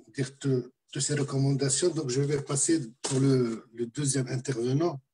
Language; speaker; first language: French; non-native, local second language; Arabic